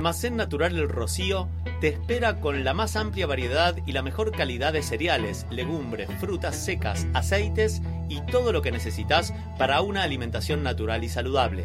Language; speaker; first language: Spanish; native; Spanish